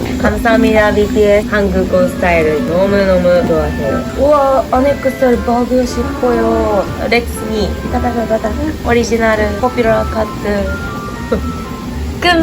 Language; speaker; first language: Korean; non-native, learner; Japanese